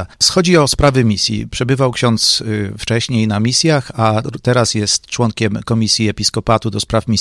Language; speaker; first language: Polish; native; Polish